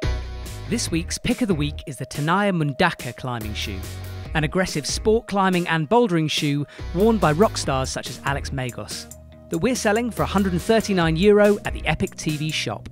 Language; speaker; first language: English; native; English